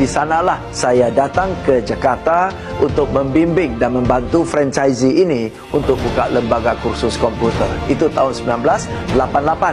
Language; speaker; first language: Indonesian; non-native, fluent; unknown